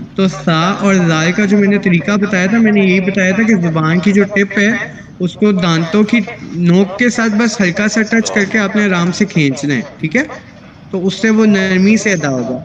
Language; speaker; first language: Urdu; native; Urdu